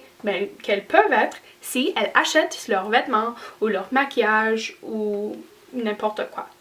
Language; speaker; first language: French; non-native, learner; English